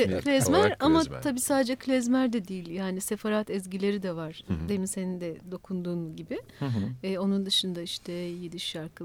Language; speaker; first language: Turkish; native; Turkish